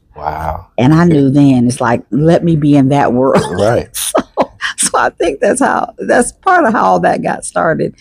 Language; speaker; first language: English; native; English